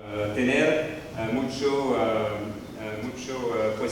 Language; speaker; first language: Spanish; non-native, learner; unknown